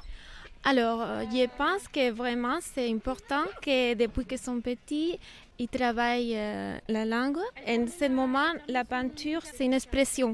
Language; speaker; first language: French; non-native, fluent; Spanish